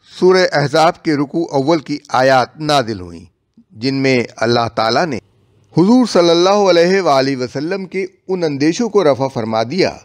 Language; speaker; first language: Urdu; native; Urdu